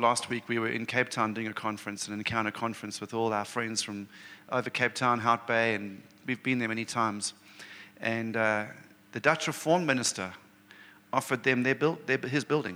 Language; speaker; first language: English; native; English